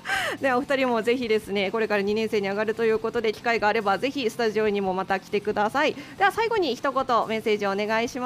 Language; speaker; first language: Japanese; native; Japanese